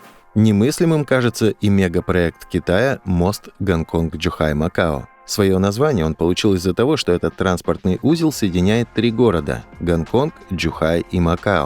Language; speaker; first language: Russian; native; Russian